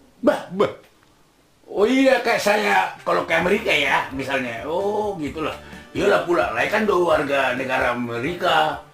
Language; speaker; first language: Indonesian; native; Indonesian